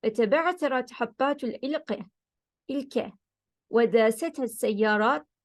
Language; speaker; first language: Arabic; non-native, fluent; Turkish